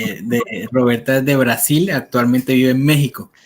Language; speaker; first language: Spanish; native; Spanish